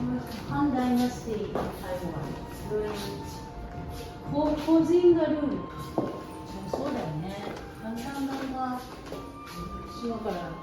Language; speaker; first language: Japanese; native; Japanese